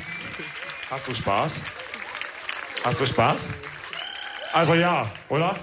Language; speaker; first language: German; early bilingual, other home language; Wolof